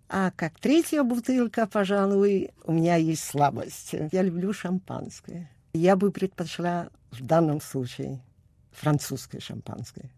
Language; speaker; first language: Russian; non-native, fluent; Italian